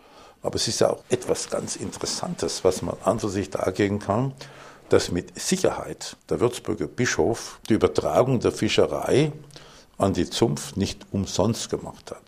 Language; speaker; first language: German; native; German